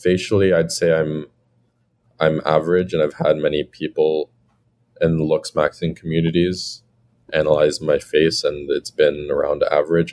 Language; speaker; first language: English; native; English